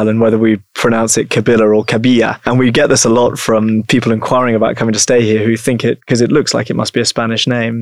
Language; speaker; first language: English; native; English